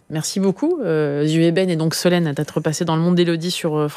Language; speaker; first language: French; native; French